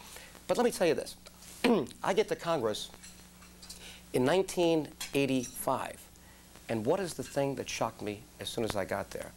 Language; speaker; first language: English; native; English